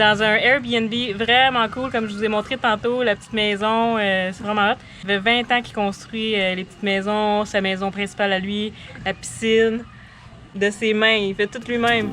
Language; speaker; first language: French; native; French